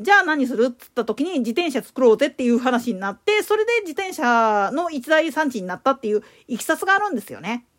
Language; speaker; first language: Japanese; native; Japanese